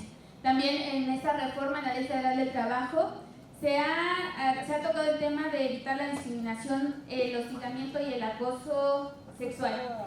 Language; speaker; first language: Spanish; native; Spanish